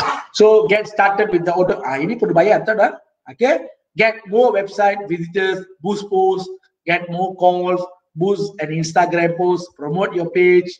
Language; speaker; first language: English; non-native, local second language; Malay